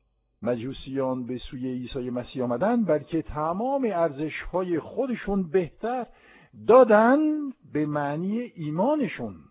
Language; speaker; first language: Persian; non-native, fluent; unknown